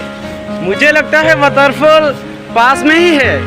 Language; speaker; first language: Hindi; non-native, local second language; Karbi